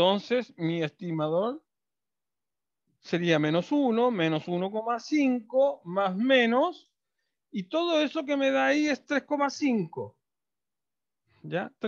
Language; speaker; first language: Spanish; native; Spanish